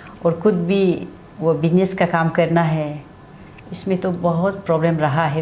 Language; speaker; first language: Hindi; non-native, local second language; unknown